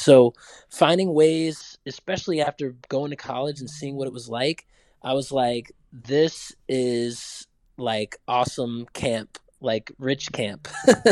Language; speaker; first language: English; native; English